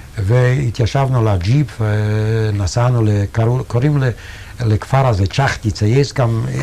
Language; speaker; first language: Hebrew; non-native, fluent; Yiddish